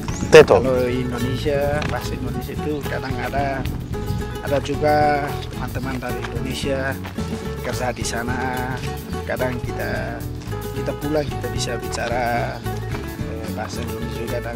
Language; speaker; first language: Indonesian; non-native, learner; Tetum